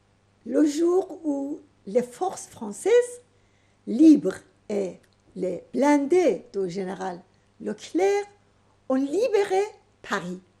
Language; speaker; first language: French; non-native, fluent; Persian